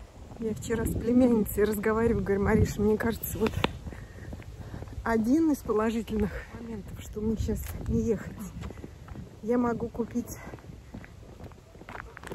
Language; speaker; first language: Russian; native; Russian